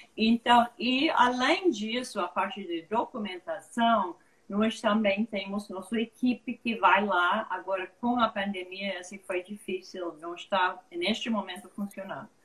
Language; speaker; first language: Portuguese; non-native, fluent; English